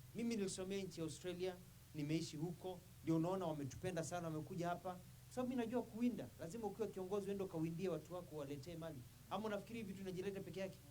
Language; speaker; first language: Swahili; non-native, local second language; Kamba